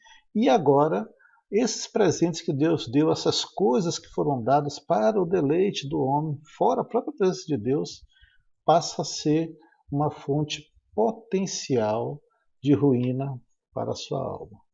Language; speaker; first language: Portuguese; native; Portuguese